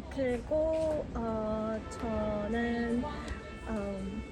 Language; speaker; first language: Korean; non-native, learner; German